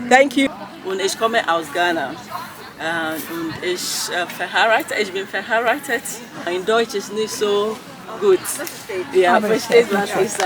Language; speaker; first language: German; non-native, learner; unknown